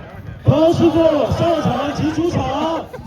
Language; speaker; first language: Chinese; native; Chinese